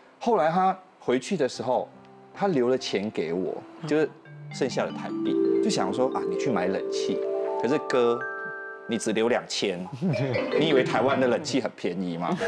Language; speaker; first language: Chinese; native; Chinese